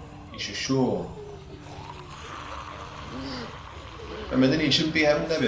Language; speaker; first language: Arabic; native; Arabic